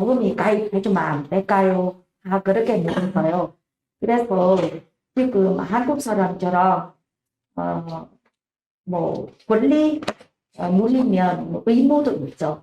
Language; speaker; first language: Korean; non-native, learner; Vietnamese